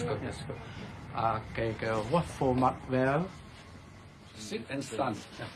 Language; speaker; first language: Dutch; non-native, learner; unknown